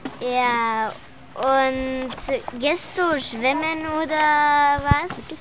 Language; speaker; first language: German; non-native, local second language; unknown